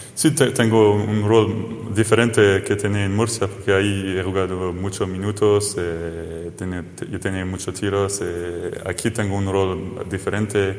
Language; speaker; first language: Spanish; non-native, fluent; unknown